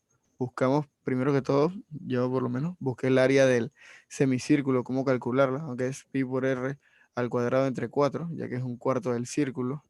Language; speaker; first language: Spanish; native; Spanish